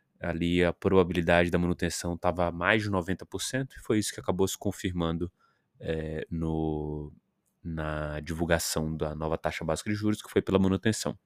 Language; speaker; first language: Portuguese; native; Portuguese